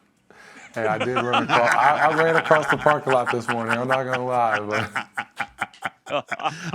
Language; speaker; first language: English; native; English